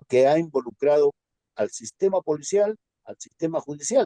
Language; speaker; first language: Spanish; native; Spanish